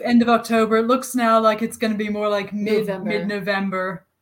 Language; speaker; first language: English; non-native, local second language; Cantonese